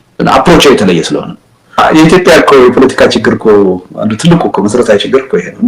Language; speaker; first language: Amharic; native; Amharic